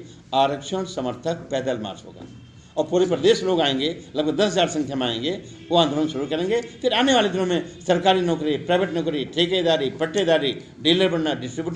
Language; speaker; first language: Hindi; native; Hindi